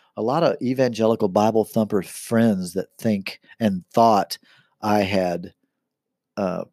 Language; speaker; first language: English; native; English